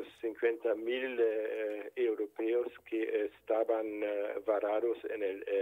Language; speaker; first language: Spanish; non-native, fluent; German